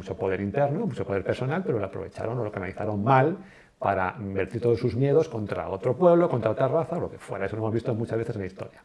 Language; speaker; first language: Spanish; native; Spanish